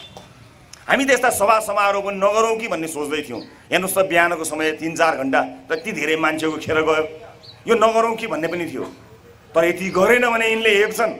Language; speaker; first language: Nepali; native; Nepali